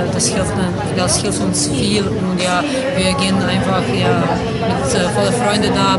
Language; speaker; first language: German; non-native, fluent; Serbian